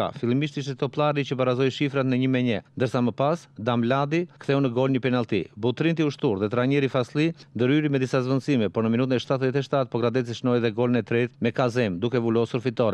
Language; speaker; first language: Albanian; native; Albanian